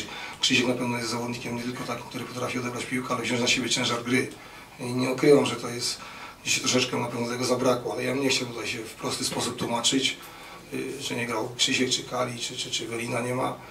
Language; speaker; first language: Polish; native; Polish